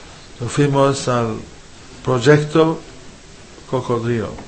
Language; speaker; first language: Spanish; non-native, fluent; English